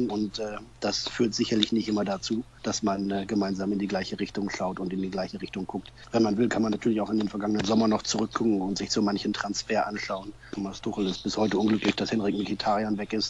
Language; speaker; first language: German; native; German